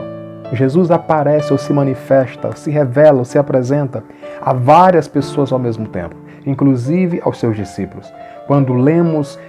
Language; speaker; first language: Portuguese; native; Portuguese